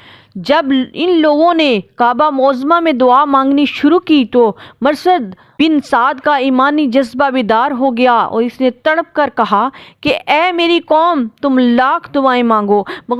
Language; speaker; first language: Urdu; native; Urdu